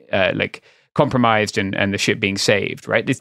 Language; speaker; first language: English; native; English